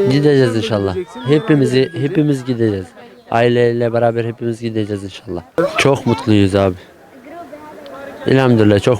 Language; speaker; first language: Turkish; early bilingual, other home language; Arabic